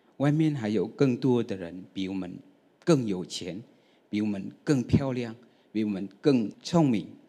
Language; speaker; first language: Chinese; non-native, fluent; Vietnamese